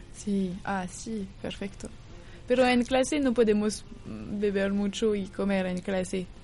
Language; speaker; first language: Spanish; non-native, learner; French